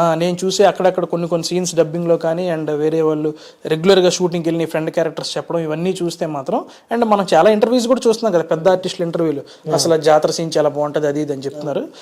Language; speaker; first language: Telugu; native; Telugu